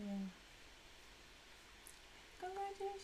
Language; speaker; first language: English; non-native, learner; Japanese